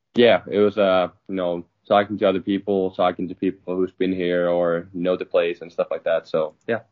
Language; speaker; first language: English; non-native, fluent; Finnish